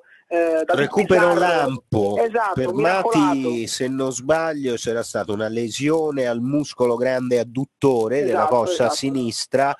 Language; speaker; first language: Italian; native; Italian